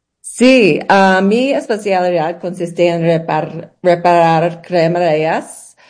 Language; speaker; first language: Spanish; non-native, learner; English